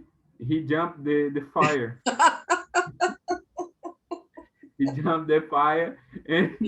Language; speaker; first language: English; non-native, learner; Portuguese